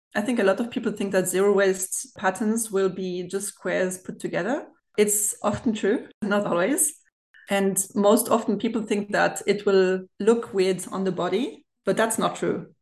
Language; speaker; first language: English; non-native, fluent; German